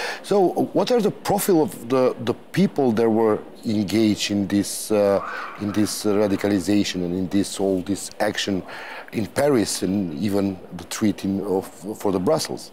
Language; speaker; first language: English; non-native, fluent; Macedonian